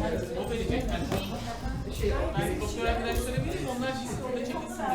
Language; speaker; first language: Turkish; native; Turkish